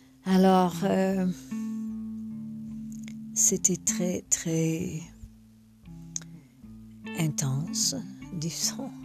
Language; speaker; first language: French; non-native, fluent; English